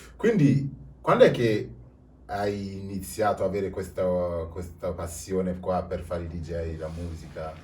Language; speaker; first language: Italian; native; Italian